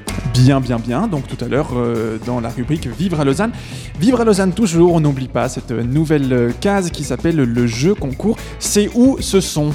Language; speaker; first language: French; native; French